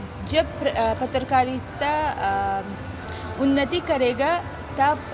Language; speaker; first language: Hindi; non-native, fluent; Uzbek